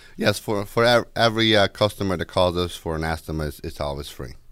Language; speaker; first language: English; non-native, fluent; Ukrainian